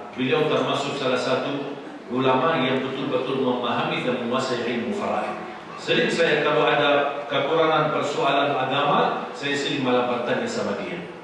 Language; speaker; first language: Indonesian; non-native, fluent; Arabic